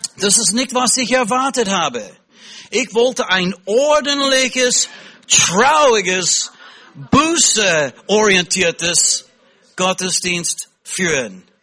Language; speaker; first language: German; non-native, fluent; English